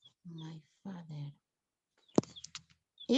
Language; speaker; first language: English; non-native, learner; Spanish